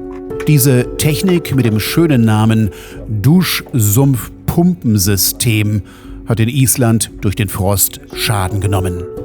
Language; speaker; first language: German; native; German